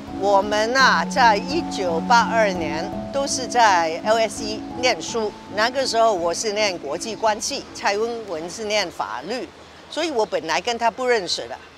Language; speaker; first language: Chinese; non-native, local second language; Cantonese